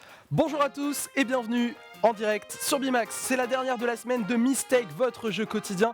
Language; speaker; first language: French; native; French